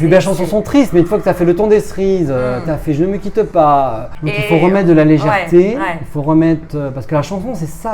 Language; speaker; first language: French; native; French